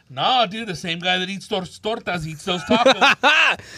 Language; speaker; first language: English; early bilingual, other home language; Spanish